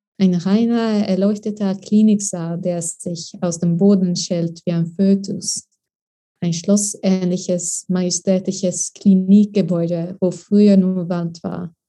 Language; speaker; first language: German; non-native, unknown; Swedish